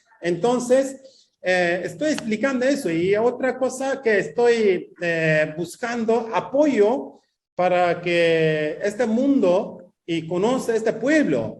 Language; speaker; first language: Spanish; non-native, fluent; Kurdish